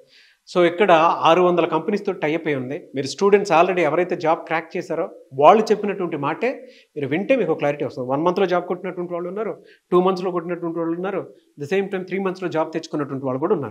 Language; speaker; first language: Telugu; native; Telugu